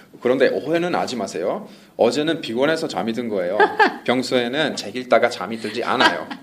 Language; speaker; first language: Korean; non-native, fluent; Italian